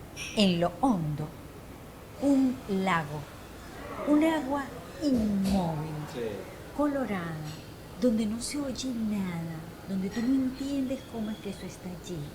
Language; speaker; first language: Spanish; native; Spanish